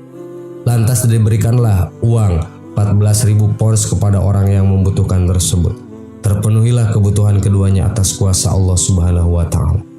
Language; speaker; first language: Indonesian; native; Indonesian